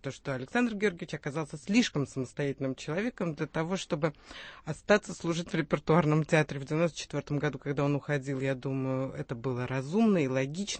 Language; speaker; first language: Russian; native; Russian